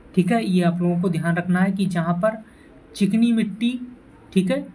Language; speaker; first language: Hindi; native; Hindi